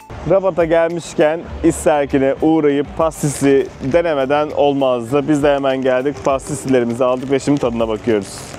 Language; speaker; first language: Turkish; native; Turkish